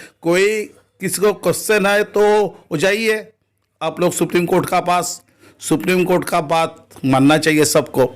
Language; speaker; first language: Hindi; non-native, local second language; Bangla